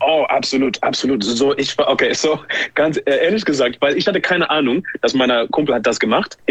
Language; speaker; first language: German; non-native, learner; English